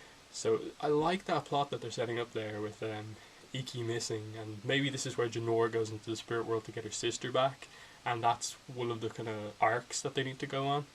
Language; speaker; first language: English; native; English